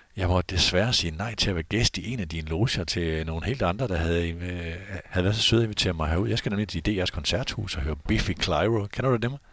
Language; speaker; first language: Danish; native; Danish